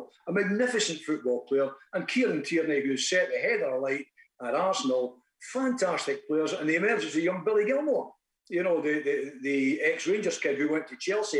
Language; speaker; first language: English; native; English